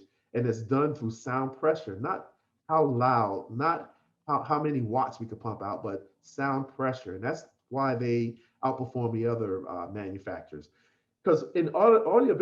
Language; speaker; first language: English; native; English